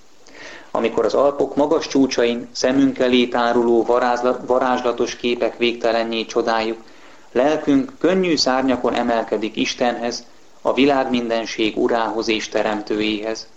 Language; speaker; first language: Hungarian; native; Hungarian